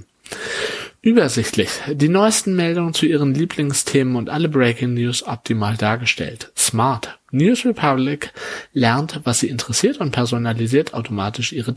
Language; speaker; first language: German; native; German